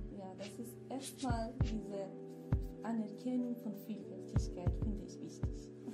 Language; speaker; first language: German; non-native, fluent; Kurdish